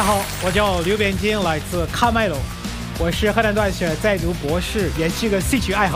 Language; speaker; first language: Chinese; non-native, fluent; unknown